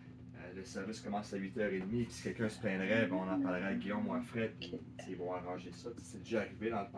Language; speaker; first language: French; native; French